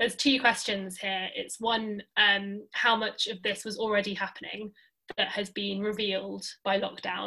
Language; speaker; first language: English; native; English